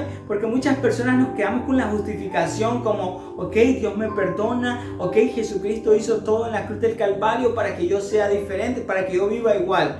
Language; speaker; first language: Spanish; native; Spanish